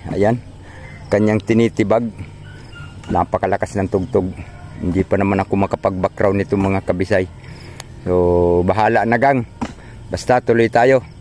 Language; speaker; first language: Filipino; native; Filipino